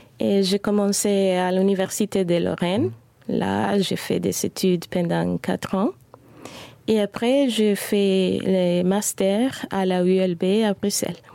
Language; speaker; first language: French; non-native, fluent; Spanish